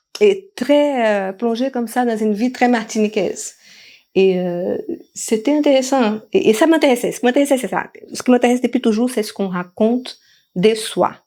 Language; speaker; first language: French; non-native, fluent; Portuguese